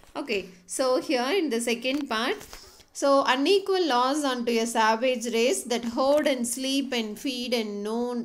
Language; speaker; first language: English; non-native, local second language; Tamil